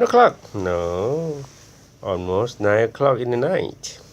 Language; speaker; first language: English; non-native, learner; Thai